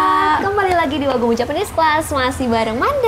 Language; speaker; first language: Indonesian; native; Indonesian